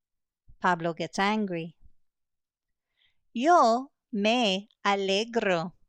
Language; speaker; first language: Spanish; non-native, fluent; English